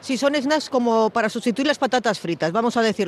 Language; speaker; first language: Spanish; native; Spanish